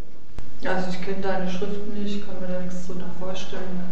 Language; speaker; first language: German; native; German